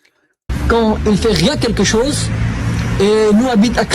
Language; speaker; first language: French; non-native, learner; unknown